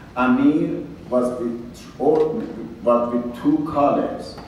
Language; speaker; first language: English; non-native, fluent; Persian